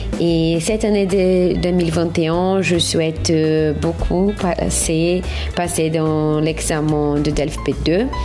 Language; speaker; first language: French; non-native, learner; Portuguese